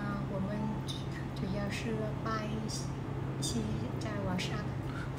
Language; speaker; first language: Chinese; non-native, learner; Vietnamese